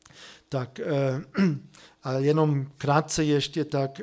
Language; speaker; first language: Czech; non-native, fluent; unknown